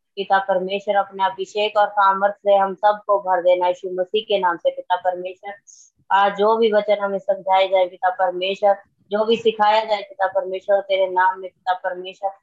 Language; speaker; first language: Hindi; non-native, local second language; Punjabi